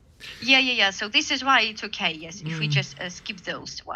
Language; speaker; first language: English; non-native, fluent; Russian